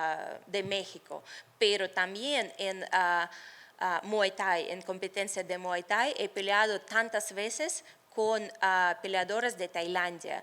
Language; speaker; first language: Spanish; non-native, fluent; Russian